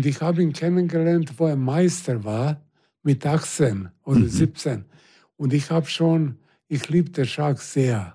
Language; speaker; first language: German; non-native, fluent; Serbian